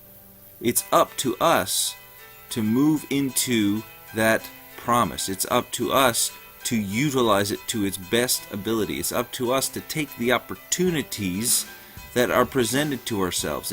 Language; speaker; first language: English; native; English